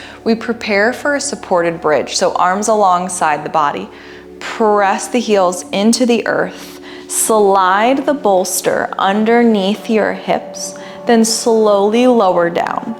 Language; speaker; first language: English; native; English